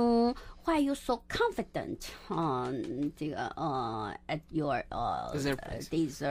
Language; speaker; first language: English; non-native, local second language; Chinese